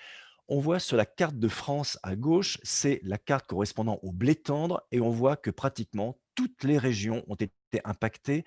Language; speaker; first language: French; native; French